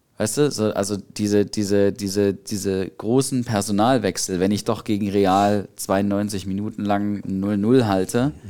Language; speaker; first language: German; native; German